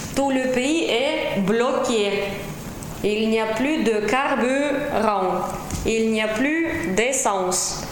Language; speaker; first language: French; non-native, fluent; Russian